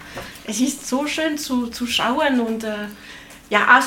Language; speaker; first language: German; non-native, learner; French